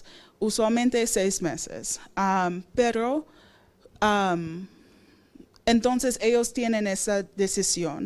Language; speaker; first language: Spanish; non-native, fluent; English